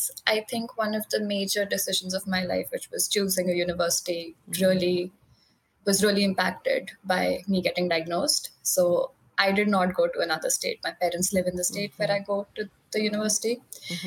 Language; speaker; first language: English; non-native, local second language; Hindi